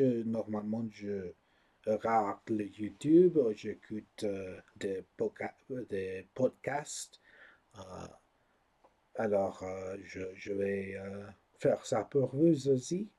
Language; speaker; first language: French; non-native, learner; English